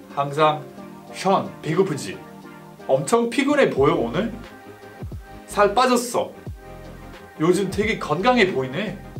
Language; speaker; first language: Korean; non-native, fluent; English